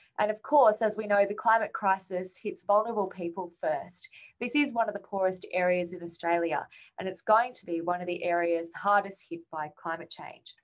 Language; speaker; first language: English; native; English